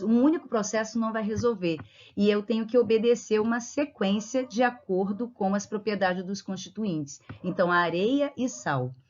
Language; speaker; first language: Portuguese; native; Portuguese